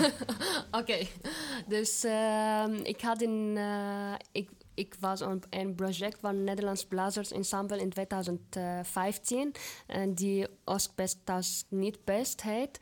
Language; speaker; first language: Dutch; non-native, fluent; Arabic